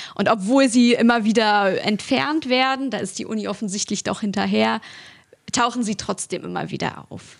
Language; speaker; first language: German; early bilingual, other home language; Russian